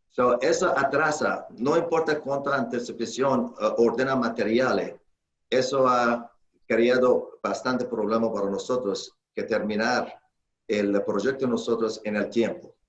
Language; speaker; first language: Spanish; non-native, learner; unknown